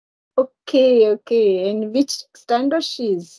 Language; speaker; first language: English; non-native, learner; Marathi